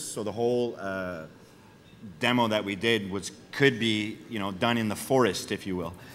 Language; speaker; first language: English; native; English